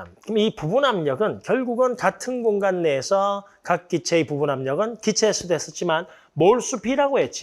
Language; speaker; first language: Korean; native; Korean